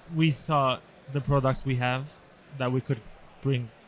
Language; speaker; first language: English; non-native, fluent; Turkish